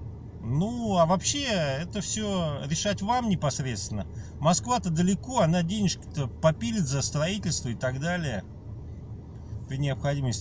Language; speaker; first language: Russian; native; Russian